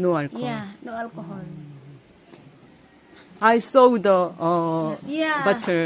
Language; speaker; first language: English; non-native, learner; Korean